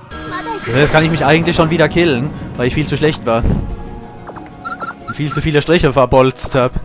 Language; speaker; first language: German; native; German